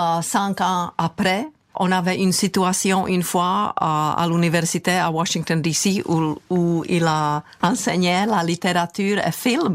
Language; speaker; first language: French; non-native, fluent; Czech